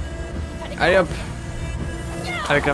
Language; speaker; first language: French; native; French